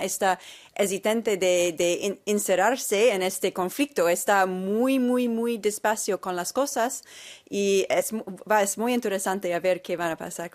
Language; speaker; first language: Spanish; non-native, fluent; English